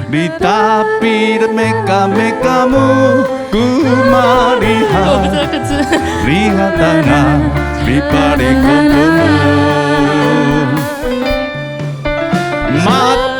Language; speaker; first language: Chinese; native; Chinese